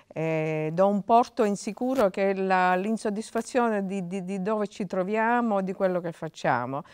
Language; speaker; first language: Italian; non-native, local second language; Sicilian